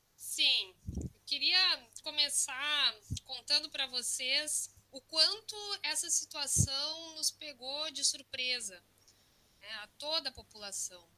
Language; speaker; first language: Portuguese; native; Portuguese